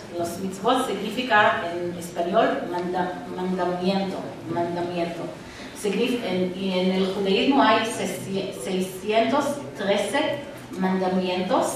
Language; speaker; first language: Spanish; non-native, fluent; Hebrew